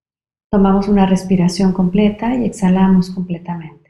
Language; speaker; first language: Spanish; native; Spanish